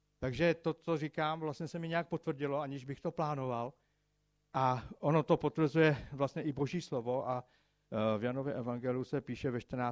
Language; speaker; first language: Czech; native; Czech